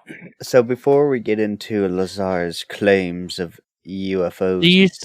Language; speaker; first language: English; native; English